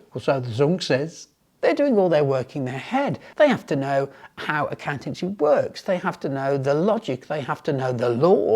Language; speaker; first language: English; native; English